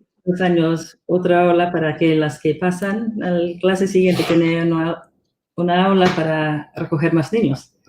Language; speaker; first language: Spanish; non-native, fluent; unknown